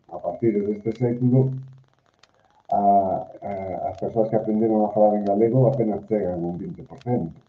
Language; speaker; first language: Galician; non-native, local second language; Spanish